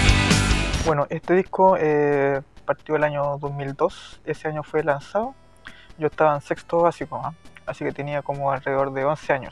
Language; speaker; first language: Spanish; native; Spanish